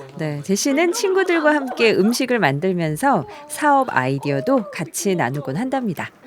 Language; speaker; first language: Korean; native; Korean